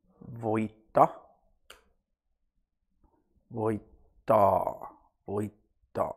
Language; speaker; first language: Finnish; non-native, learner; English